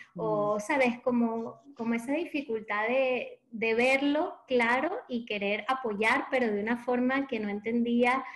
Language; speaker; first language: Spanish; native; Spanish